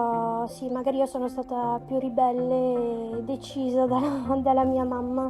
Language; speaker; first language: Italian; non-native, fluent; Macedonian